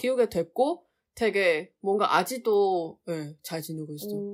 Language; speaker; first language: Korean; non-native, learner; Chinese